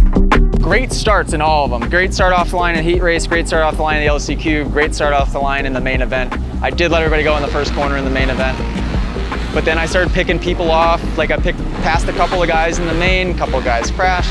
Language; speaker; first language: English; native; English